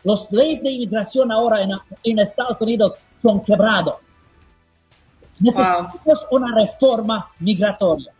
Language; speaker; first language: Spanish; non-native, fluent; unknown